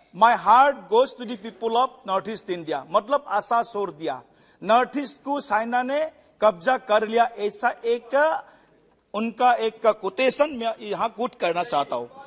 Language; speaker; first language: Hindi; non-native, local second language; Assamese